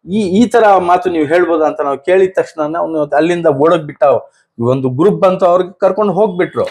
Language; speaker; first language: Kannada; non-native, local second language; Urdu